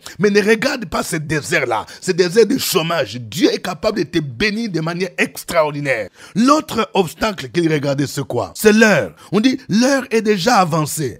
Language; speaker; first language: French; non-native, local second language; Lingala